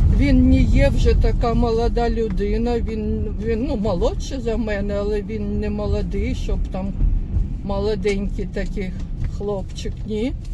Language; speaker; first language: Ukrainian; non-native, local second language; Russian